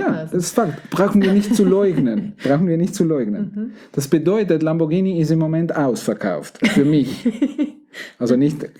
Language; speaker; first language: German; native; German